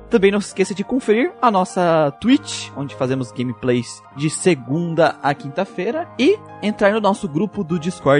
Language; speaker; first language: Portuguese; native; Portuguese